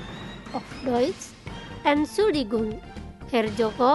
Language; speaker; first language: German; non-native, learner; Indonesian